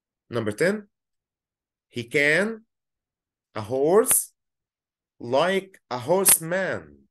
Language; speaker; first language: English; non-native, fluent; Arabic